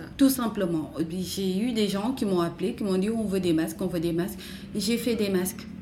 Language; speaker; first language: French; non-native, local second language; Wolof